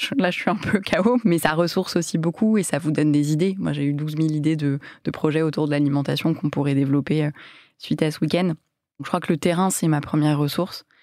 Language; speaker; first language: French; native; French